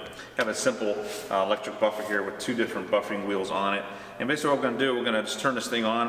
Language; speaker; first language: English; native; English